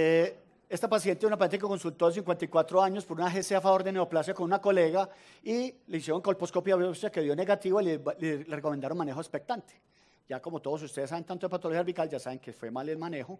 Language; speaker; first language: Spanish; native; Spanish